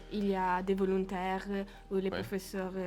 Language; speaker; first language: French; non-native, learner; Italian